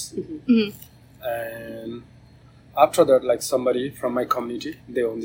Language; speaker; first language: English; non-native, local second language; Nepali